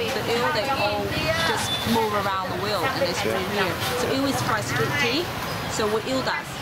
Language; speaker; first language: English; non-native, learner; Vietnamese